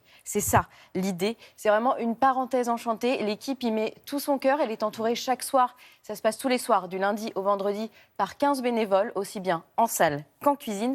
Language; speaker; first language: French; native; French